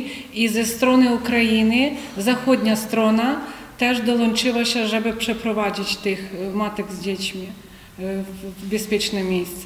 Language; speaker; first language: Polish; non-native, fluent; Ukrainian